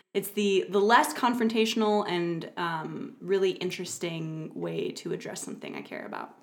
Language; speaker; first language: English; native; English